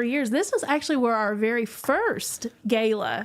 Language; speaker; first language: English; native; English